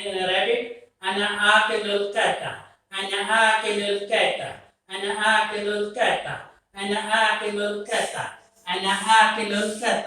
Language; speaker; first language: Arabic; non-native, learner; Urdu